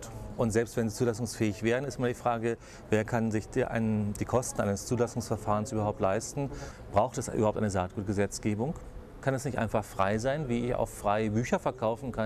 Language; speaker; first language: German; native; German